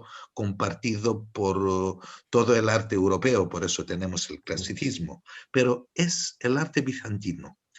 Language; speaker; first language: Spanish; non-native, fluent; Greek